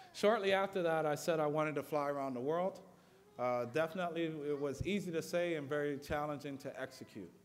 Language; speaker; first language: English; native; English